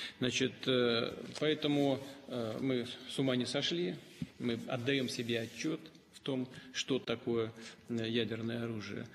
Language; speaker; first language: Russian; native; Russian